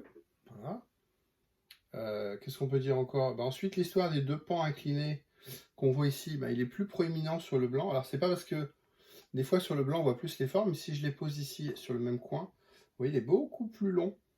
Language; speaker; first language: French; native; French